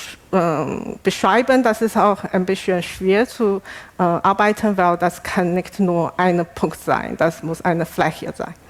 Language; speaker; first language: German; non-native, learner; Chinese